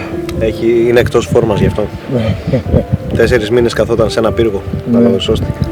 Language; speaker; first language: Greek; native; Greek